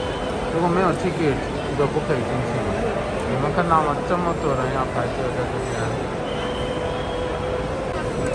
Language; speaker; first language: Chinese; non-native, fluent; Hindi